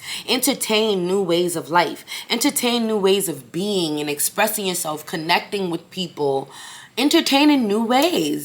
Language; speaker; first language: English; native; English